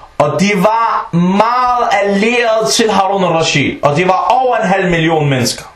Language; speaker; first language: Danish; early bilingual, other home language; Arabic